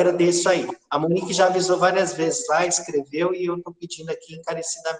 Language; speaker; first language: Portuguese; native; Portuguese